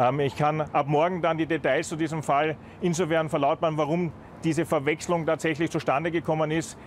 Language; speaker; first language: German; native; German